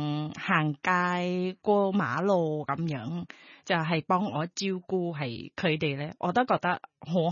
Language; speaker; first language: Cantonese; non-native, learner; Thai